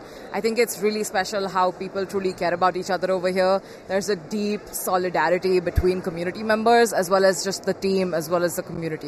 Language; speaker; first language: English; native; English